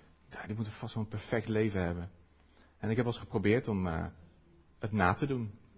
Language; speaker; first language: Dutch; native; Dutch